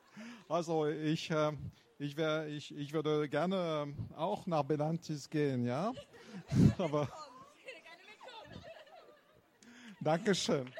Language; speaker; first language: German; non-native, fluent; French